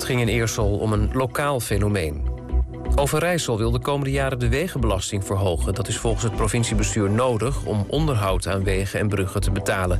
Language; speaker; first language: Dutch; native; Dutch